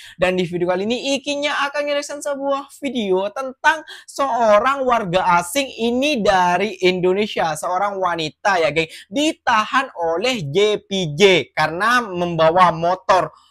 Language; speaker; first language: Malay; non-native, fluent; Indonesian